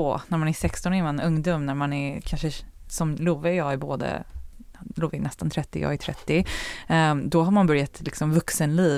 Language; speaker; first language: Swedish; early bilingual, heritage; Swedish